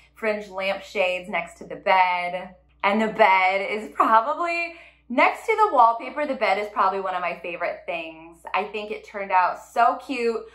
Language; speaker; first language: English; native; English